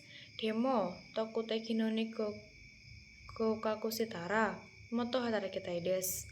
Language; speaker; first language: Japanese; non-native, learner; Indonesian